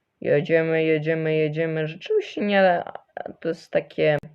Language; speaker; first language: Polish; early bilingual, other home language; Ukrainian